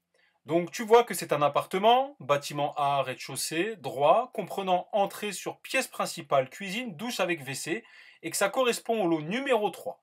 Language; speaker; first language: French; native; French